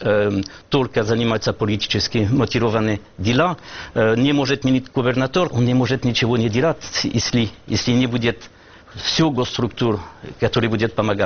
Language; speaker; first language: Russian; non-native, learner; French